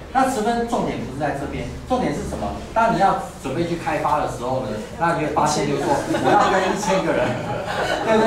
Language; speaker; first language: Chinese; native; Chinese